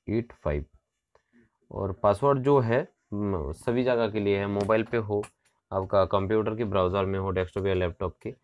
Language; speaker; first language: Hindi; non-native, local second language; Bangla